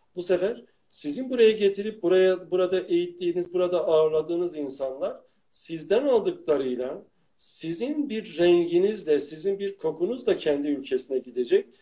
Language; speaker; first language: Turkish; native; Turkish